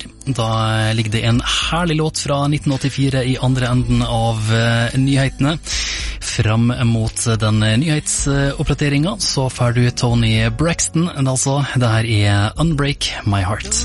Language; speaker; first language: Norwegian; native; Norwegian